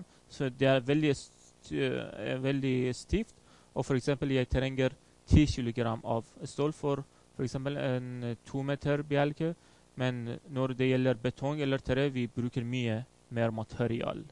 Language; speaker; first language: Norwegian; non-native, learner; Persian